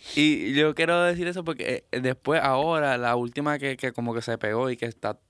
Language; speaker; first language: Spanish; native; Spanish